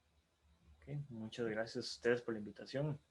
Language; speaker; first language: Spanish; native; Spanish